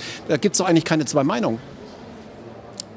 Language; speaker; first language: German; native; German